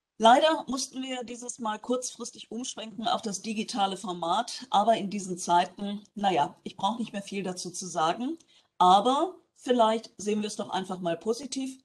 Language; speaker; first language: German; native; German